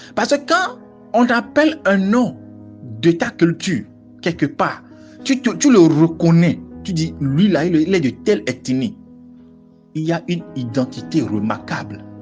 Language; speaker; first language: French; non-native, local second language; Fon